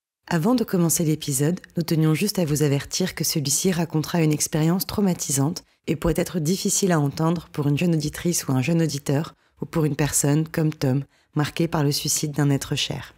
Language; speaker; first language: French; native; French